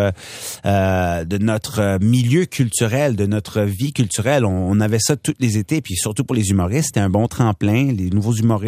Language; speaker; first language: French; non-native, local second language; Punjabi